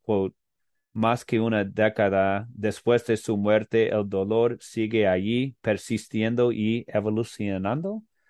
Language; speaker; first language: Spanish; non-native, fluent; English